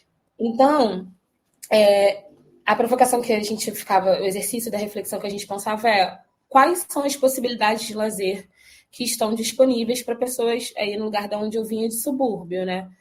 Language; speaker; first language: Portuguese; native; Portuguese